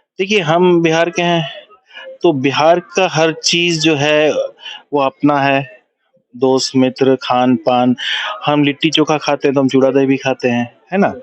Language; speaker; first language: Hindi; non-native, local second language; Bhojpuri